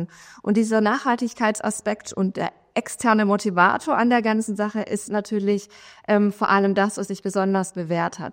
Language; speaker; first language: German; native; German